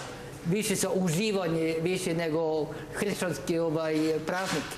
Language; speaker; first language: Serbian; non-native, learner; Norwegian